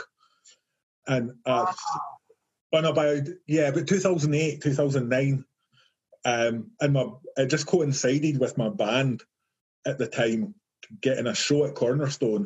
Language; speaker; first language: English; native; English